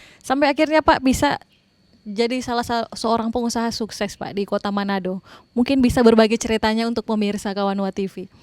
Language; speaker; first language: Indonesian; native; Indonesian